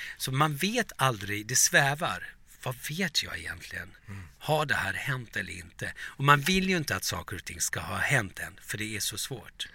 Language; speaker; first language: Swedish; early bilingual, other home language; Turoyo